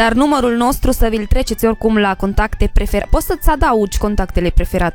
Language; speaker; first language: Romanian; native; Romanian